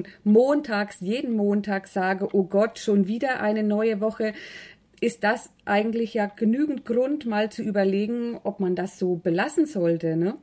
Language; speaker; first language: German; native; German